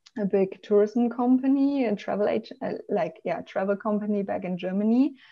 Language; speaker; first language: English; non-native, fluent; German